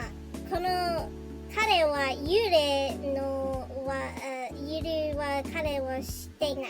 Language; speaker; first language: Japanese; non-native, learner; English